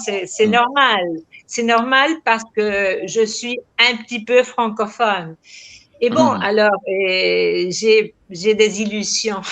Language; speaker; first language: French; non-native, fluent; Spanish